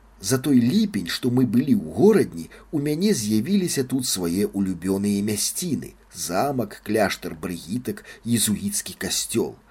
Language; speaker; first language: Belarusian; native; Belarusian